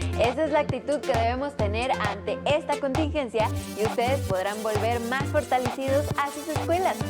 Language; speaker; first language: Spanish; native; Spanish